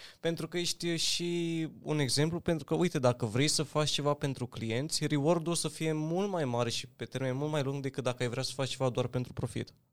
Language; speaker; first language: Romanian; native; Romanian